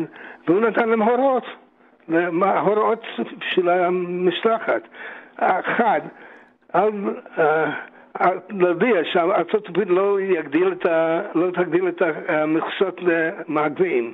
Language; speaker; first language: Hebrew; non-native, fluent; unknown